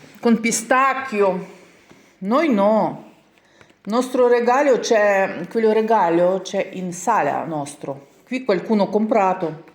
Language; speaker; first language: Italian; non-native, learner; Ukrainian